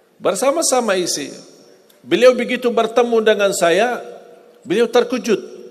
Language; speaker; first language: Indonesian; non-native, fluent; Arabic